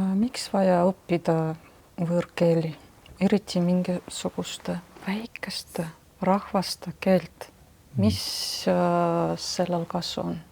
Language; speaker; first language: Estonian; non-native, fluent; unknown